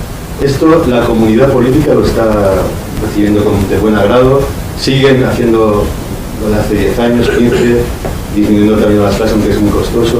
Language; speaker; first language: Spanish; native; Spanish